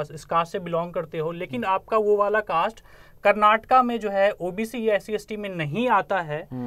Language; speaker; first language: Hindi; native; Hindi